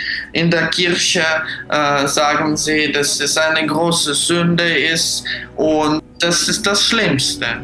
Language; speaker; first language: German; non-native, fluent; Russian